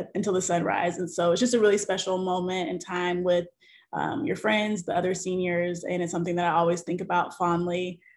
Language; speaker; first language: English; native; English